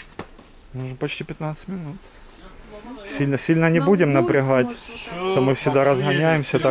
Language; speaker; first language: Russian; native; Russian